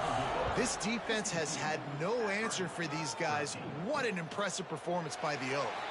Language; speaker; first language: English; native; English